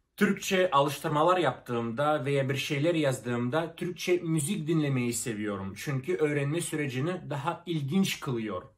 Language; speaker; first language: Turkish; non-native, fluent; Russian